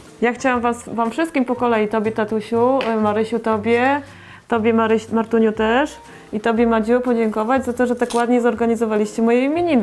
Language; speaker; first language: Polish; native; Polish